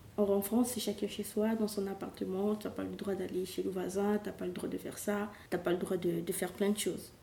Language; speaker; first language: French; non-native, local second language; Sango